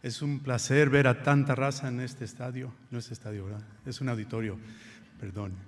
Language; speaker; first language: Spanish; early bilingual, heritage; Spanish